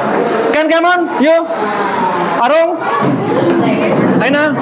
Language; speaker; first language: English; non-native, fluent; Indonesian